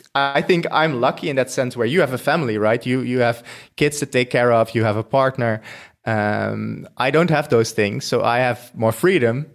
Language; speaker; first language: English; non-native, fluent; Dutch